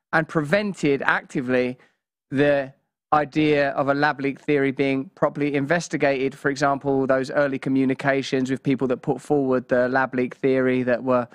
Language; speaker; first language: English; native; English